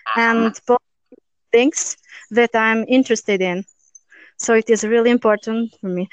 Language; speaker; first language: English; non-native, learner; Albanian